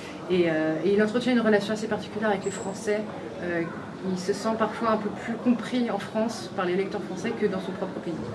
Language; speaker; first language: French; native; French